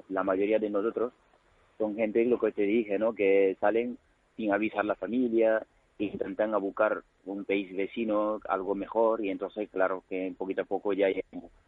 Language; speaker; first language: Spanish; non-native, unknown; Wolof